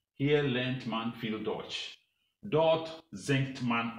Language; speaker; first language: German; non-native, learner; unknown